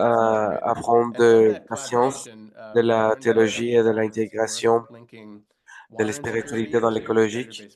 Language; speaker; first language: French; non-native, learner; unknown